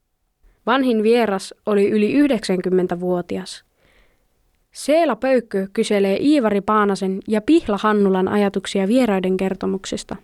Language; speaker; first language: Finnish; native; Finnish